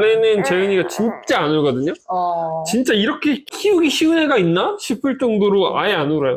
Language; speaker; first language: Korean; native; Korean